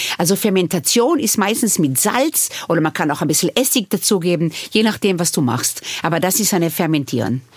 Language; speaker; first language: German; early bilingual, other home language; Hebrew